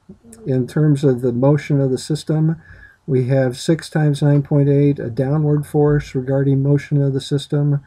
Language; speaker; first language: English; native; English